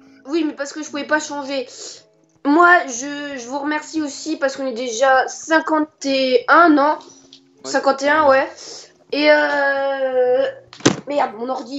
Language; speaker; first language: French; native; French